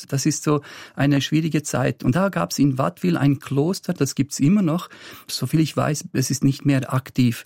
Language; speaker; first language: German; early bilingual, other home language; Bosnian